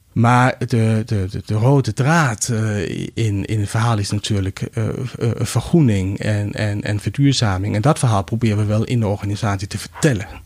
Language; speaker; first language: Dutch; non-native, fluent; Danish